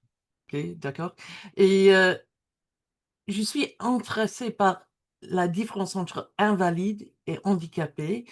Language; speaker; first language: French; non-native, learner; English